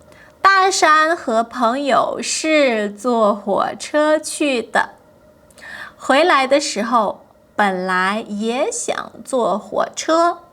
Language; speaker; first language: Chinese; non-native, fluent; Portuguese